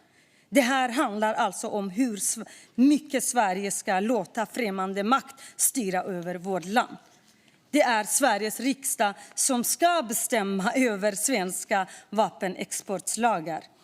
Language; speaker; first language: Swedish; non-native, fluent; Kurdish